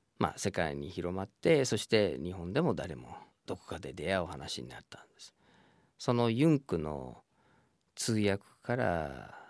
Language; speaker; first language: Japanese; non-native, fluent; English